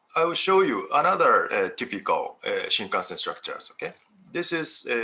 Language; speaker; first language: English; non-native, fluent; Japanese